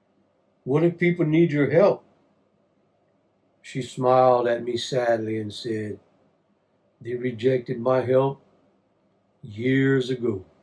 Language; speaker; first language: English; native; English